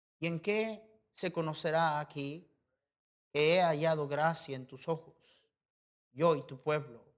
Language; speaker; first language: Spanish; non-native, fluent; English